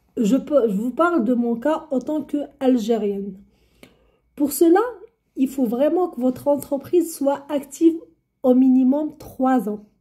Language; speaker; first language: French; non-native, local second language; Arabic